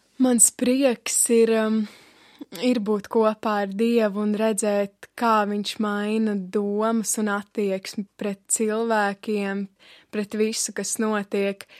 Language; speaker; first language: Latvian; native; Latvian